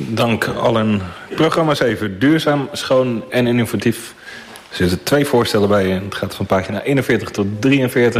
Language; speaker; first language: Dutch; native; Dutch